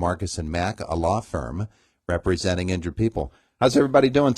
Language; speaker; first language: English; native; English